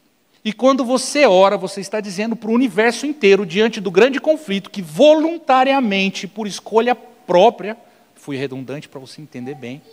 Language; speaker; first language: Portuguese; native; Portuguese